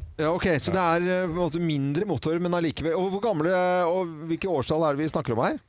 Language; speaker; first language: Norwegian; native; Norwegian